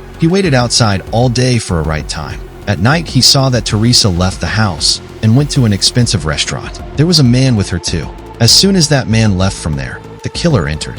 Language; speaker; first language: English; non-native, local second language; Hindi